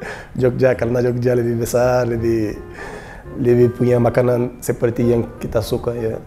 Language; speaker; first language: Indonesian; non-native, learner; Portuguese